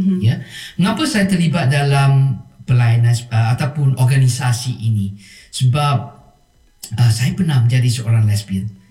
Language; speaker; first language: Malay; non-native, local second language; Chinese